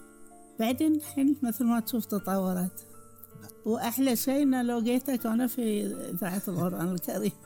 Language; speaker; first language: Arabic; native; Arabic